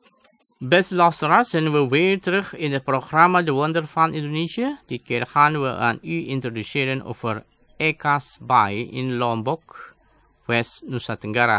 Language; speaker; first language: Dutch; non-native, learner; Indonesian